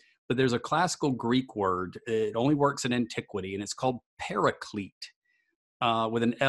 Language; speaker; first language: English; native; English